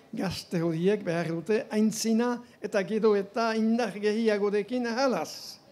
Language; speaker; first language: Basque; native; Basque